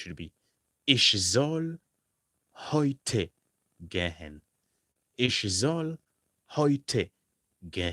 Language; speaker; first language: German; non-native, fluent; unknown